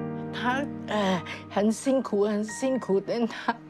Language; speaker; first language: Chinese; non-native, local second language; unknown